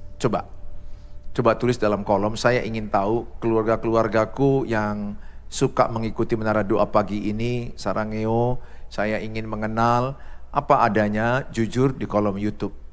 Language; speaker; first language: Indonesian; native; Indonesian